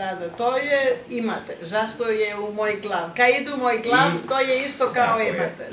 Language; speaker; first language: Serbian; non-native, learner; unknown